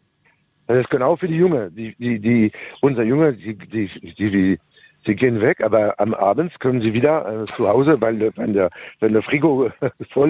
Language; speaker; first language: German; non-native, learner; French